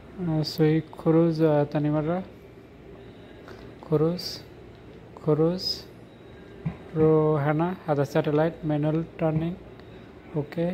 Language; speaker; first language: Arabic; non-native, learner; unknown